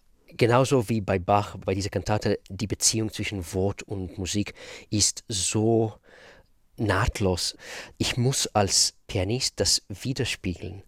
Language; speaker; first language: German; non-native, fluent; Russian